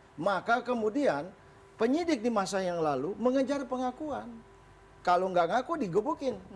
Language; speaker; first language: Indonesian; native; Indonesian